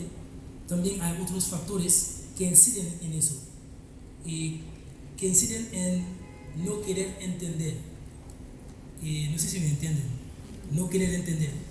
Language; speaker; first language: Spanish; non-native, fluent; Haitian Creole